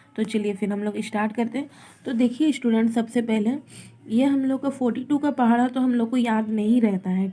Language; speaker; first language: Hindi; native; Hindi